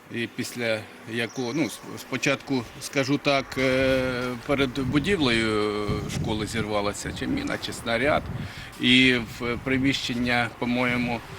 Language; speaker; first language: Ukrainian; native; Ukrainian